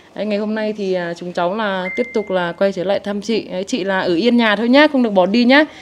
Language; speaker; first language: Vietnamese; native; Vietnamese